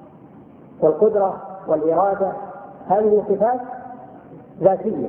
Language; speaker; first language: Arabic; native; Arabic